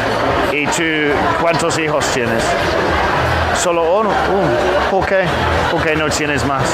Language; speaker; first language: Spanish; non-native, learner; English